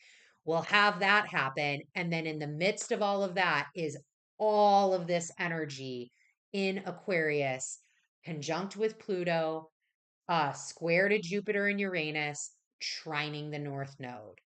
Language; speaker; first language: English; native; English